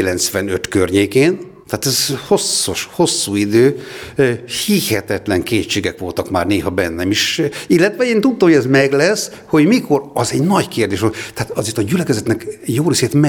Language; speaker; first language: Hungarian; native; Hungarian